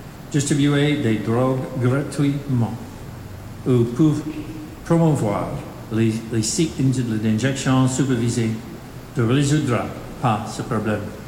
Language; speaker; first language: French; non-native, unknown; English